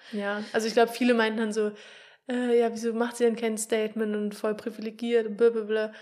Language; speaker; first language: German; native; German